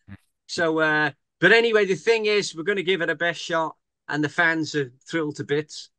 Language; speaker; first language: English; native; English